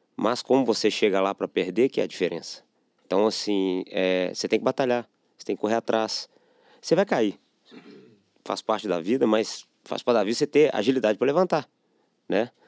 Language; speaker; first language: Portuguese; native; Portuguese